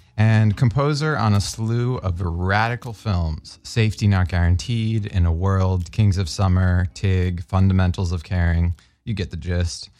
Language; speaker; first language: English; native; English